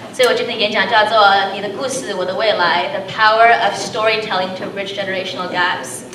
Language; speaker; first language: Chinese; early bilingual, heritage; Chinese